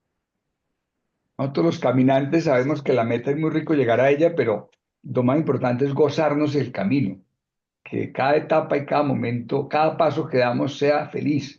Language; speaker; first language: Spanish; native; Spanish